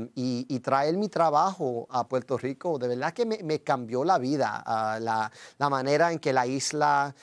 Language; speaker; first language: Spanish; early bilingual, heritage; Spanish